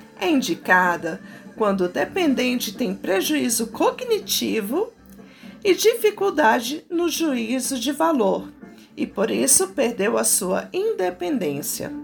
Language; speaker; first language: Portuguese; native; Portuguese